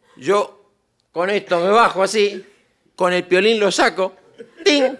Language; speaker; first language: Spanish; native; Spanish